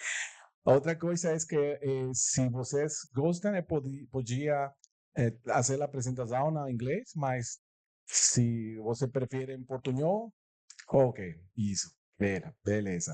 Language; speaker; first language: Portuguese; non-native, learner; Spanish